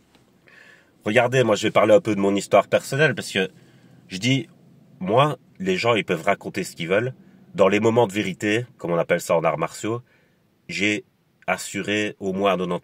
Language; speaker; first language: French; native; French